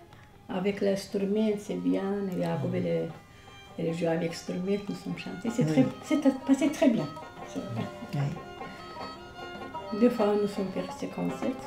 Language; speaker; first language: French; non-native, learner; Turkish